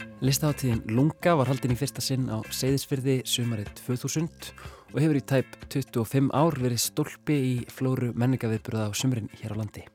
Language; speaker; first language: Icelandic; native; Icelandic